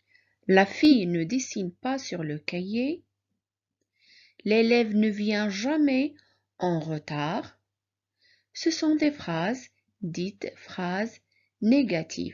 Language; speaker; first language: French; non-native, local second language; Arabic